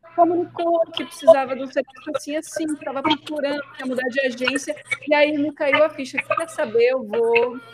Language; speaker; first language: Portuguese; native; Portuguese